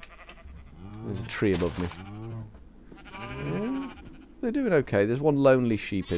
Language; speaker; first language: English; native; English